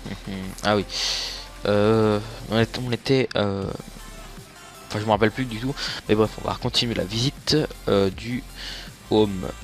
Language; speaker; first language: French; native; French